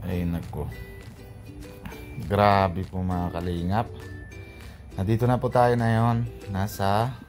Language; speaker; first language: Filipino; non-native, learner; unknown